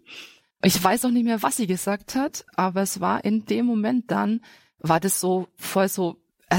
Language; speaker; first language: German; native; German